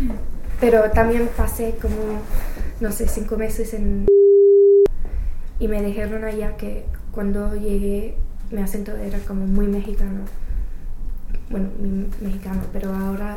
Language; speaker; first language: Spanish; non-native, learner; English